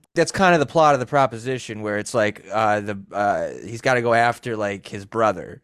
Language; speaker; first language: English; early bilingual, other home language; Italian